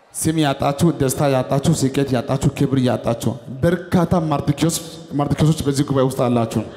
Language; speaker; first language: Amharic; non-native, local second language; Wolaytta